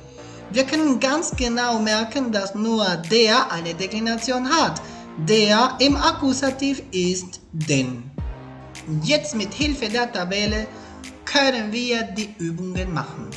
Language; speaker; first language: German; non-native, fluent; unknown